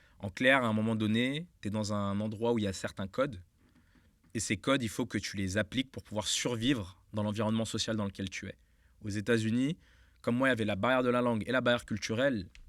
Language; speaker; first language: French; native; French